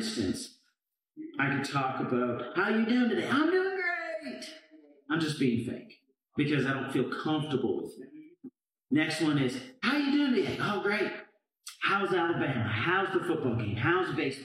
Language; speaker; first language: English; native; English